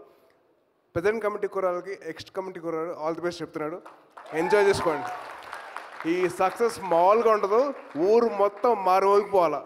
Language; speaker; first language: Telugu; native; Telugu